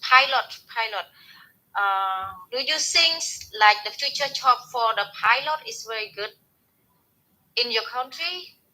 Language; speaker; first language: English; non-native, learner; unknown